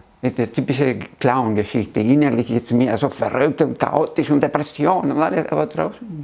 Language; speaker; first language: German; non-native, fluent; Spanish